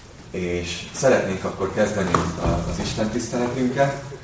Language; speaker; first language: Hungarian; native; Hungarian